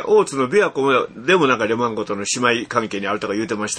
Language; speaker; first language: Japanese; native; Japanese